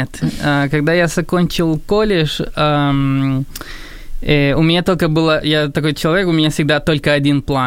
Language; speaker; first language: Russian; non-native, fluent; Spanish